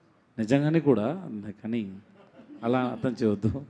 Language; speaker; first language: Telugu; non-native, learner; Tamil